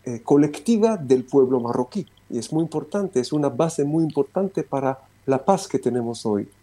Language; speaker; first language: Spanish; non-native, fluent; Romanian